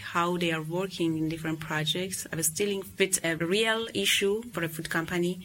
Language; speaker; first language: English; non-native, fluent; Persian